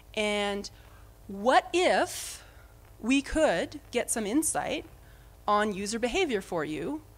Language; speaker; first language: English; native; English